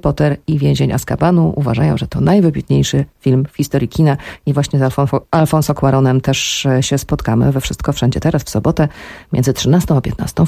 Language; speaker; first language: Polish; native; Polish